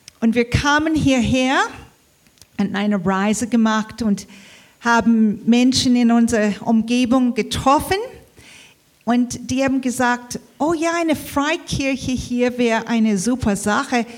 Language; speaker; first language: German; early bilingual, heritage; English